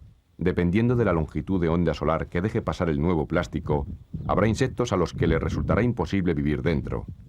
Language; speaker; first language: Spanish; native; Spanish